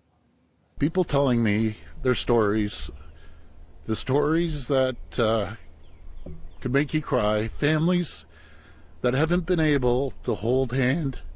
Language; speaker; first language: English; native; English